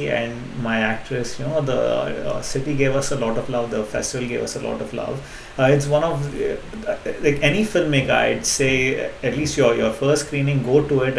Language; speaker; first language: English; non-native, local second language; Hindi